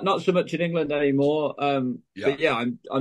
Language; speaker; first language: English; native; English